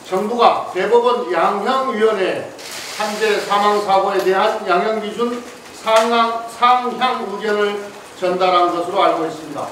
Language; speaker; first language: Korean; native; Korean